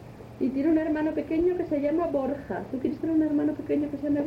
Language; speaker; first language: Spanish; native; Spanish